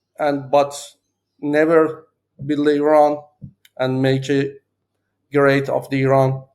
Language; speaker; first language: English; non-native, learner; Persian